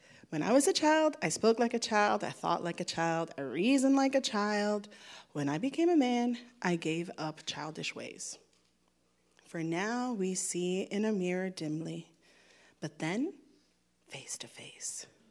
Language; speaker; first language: English; native; English